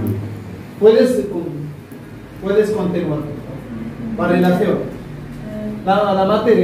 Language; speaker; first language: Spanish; non-native, fluent; Arabic